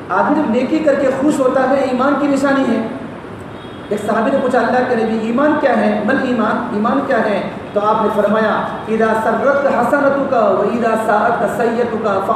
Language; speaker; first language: Urdu; non-native, local second language; Gujarati